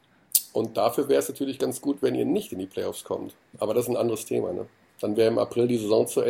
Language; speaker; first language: German; native; German